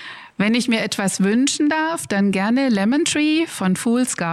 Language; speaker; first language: German; native; German